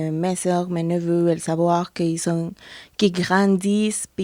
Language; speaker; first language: French; non-native, fluent; Spanish